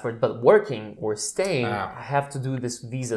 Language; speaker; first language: English; non-native, fluent; Russian